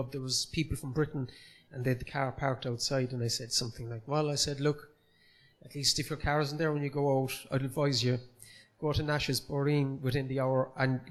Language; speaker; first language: English; native; English